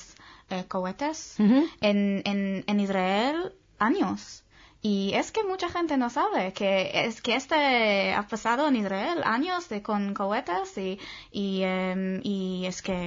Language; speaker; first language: Spanish; non-native, fluent; Hebrew